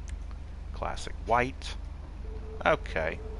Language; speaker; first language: English; native; English